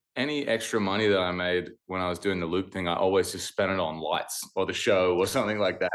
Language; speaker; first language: English; native; English